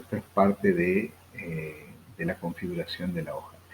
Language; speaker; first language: Spanish; native; Spanish